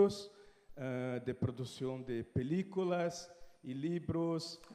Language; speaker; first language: Spanish; non-native, fluent; Portuguese